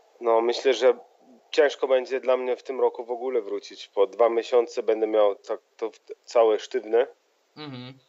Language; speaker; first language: Polish; early bilingual, heritage; Polish